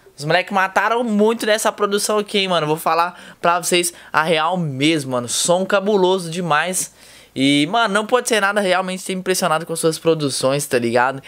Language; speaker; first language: Portuguese; native; Portuguese